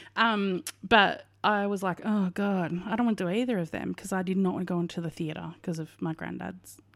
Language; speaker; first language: English; native; English